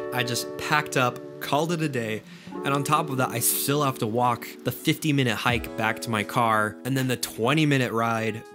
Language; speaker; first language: English; native; English